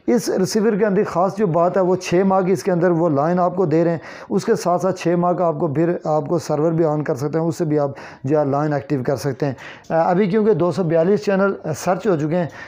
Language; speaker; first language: Urdu; non-native, local second language; Kashmiri